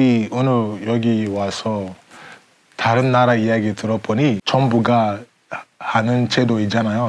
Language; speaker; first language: Korean; non-native, learner; English